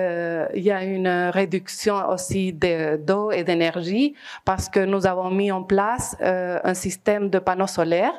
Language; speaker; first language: French; non-native, fluent; Spanish